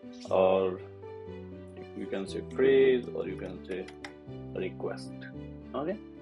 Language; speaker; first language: English; non-native, local second language; Hindi